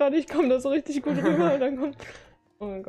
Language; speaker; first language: German; native; German